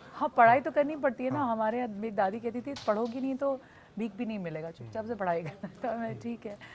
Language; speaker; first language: Hindi; non-native, local second language; Bhojpuri